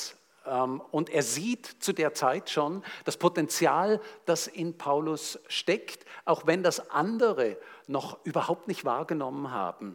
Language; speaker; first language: German; native; German